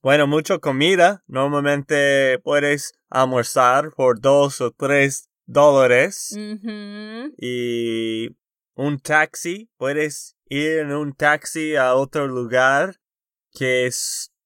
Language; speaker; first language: Spanish; non-native, fluent; English